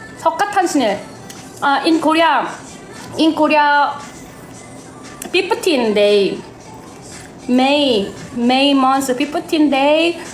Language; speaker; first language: English; non-native, learner; Korean